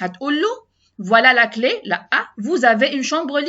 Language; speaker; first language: French; non-native, learner; Arabic